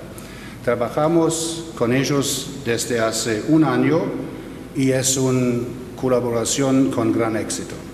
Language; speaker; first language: Spanish; non-native, fluent; German